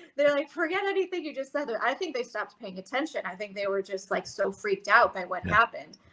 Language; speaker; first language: English; native; English